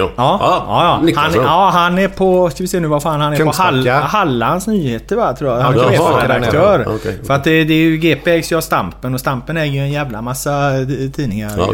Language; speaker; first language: Swedish; native; Swedish